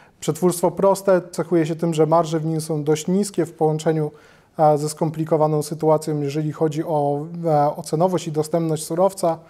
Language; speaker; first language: Polish; native; Polish